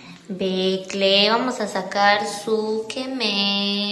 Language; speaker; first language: Spanish; native; Spanish